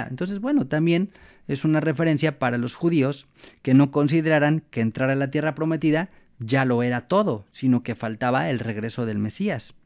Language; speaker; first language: Spanish; native; Spanish